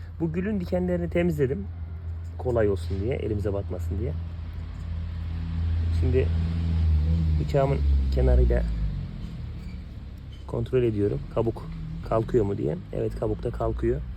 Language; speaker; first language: Turkish; native; Turkish